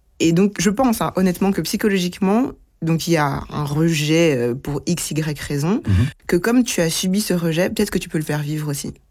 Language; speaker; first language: French; early bilingual, other home language; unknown